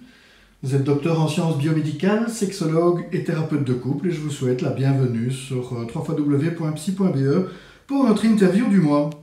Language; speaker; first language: French; native; French